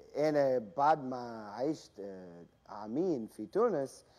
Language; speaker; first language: Arabic; non-native, fluent; English